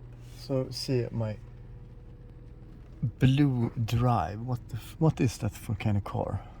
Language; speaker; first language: English; non-native, fluent; Swedish